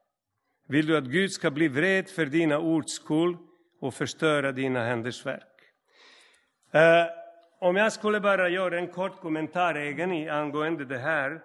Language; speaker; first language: Swedish; non-native, fluent; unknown